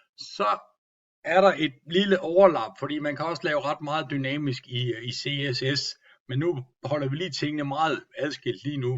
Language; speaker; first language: Danish; native; Danish